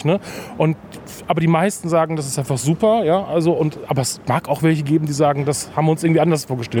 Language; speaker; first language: German; native; German